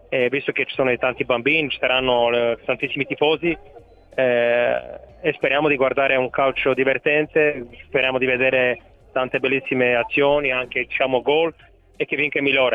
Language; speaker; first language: Italian; non-native, fluent; Bulgarian